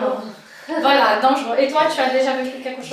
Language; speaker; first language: French; non-native, fluent; Portuguese